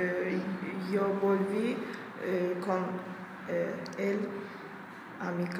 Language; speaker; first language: Spanish; non-native, learner; Azerbaijani